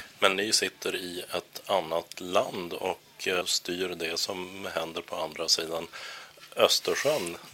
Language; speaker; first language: Swedish; native; Swedish